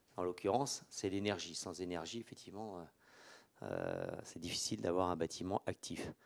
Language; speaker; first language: French; native; French